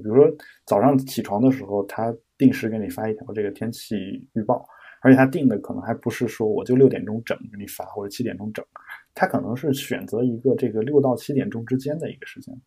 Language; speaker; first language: Chinese; native; Chinese